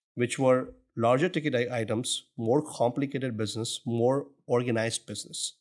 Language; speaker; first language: English; non-native, local second language; Gujarati